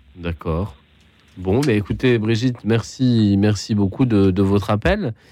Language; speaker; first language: French; native; French